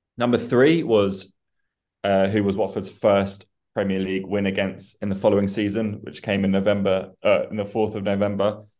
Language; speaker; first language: English; early bilingual, other home language; Persian